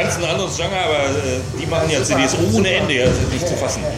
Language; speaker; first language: German; native; German